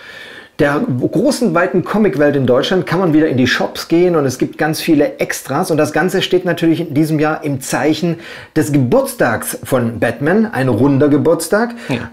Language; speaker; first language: German; native; German